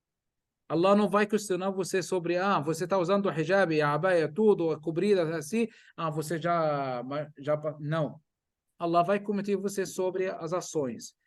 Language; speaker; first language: Portuguese; non-native, fluent; Arabic